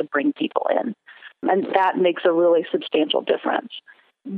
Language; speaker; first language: English; native; English